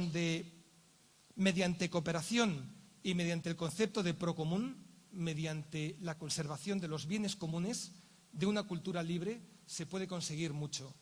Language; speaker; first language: Spanish; native; Spanish